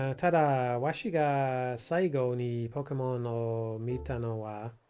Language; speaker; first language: Japanese; non-native, learner; English